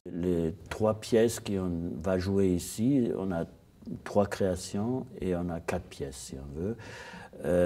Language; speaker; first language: French; non-native, fluent; German